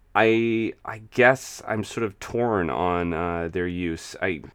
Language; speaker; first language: English; native; English